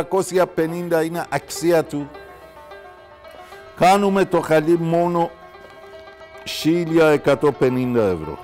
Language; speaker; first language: Greek; non-native, learner; Persian